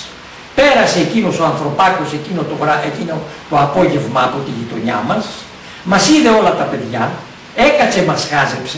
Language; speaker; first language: Greek; native; Greek